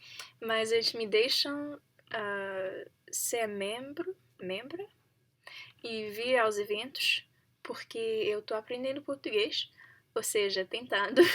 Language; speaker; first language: Portuguese; non-native, learner; English